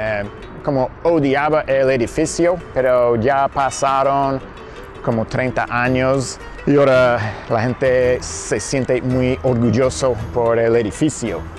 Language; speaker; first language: Spanish; non-native, fluent; English